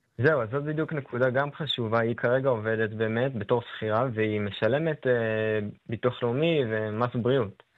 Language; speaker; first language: Hebrew; native; Hebrew